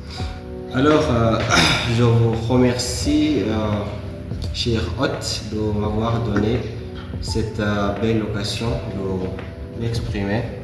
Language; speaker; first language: French; non-native, learner; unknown